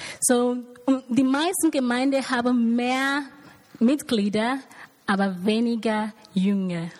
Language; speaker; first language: German; non-native, learner; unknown